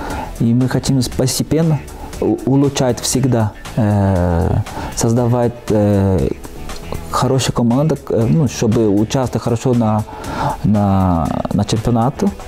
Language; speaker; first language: Russian; non-native, fluent; Portuguese